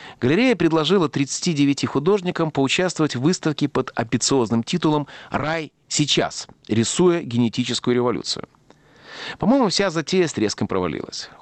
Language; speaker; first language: Russian; native; Russian